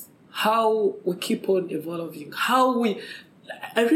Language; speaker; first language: English; non-native, local second language; Ganda